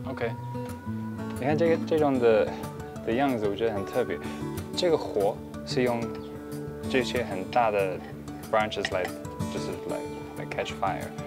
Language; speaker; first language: Chinese; early bilingual, heritage; Chinese